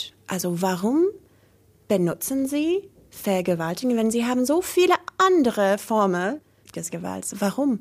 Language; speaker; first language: German; non-native, learner; English